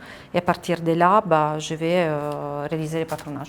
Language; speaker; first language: French; non-native, fluent; Italian